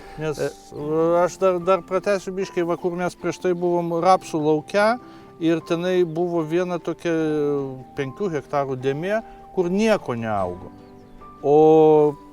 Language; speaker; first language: Lithuanian; non-native, local second language; Polish